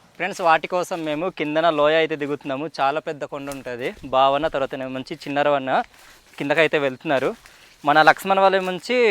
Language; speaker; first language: Telugu; native; Telugu